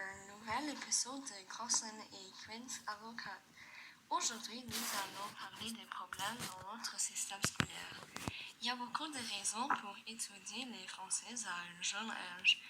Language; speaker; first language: French; non-native, learner; English